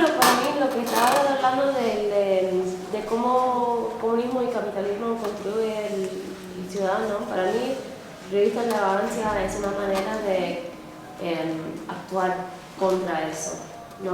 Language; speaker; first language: Spanish; non-native, fluent; English